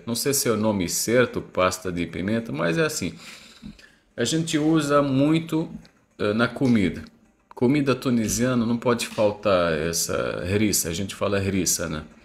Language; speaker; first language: Portuguese; non-native, fluent; Arabic